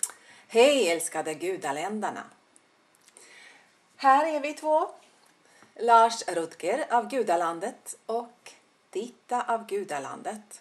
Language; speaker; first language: Swedish; non-native, fluent; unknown